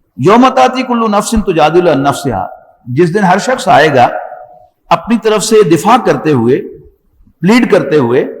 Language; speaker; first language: Urdu; non-native, local second language; Punjabi